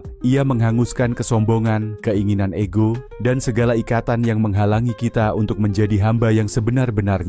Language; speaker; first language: Indonesian; native; Indonesian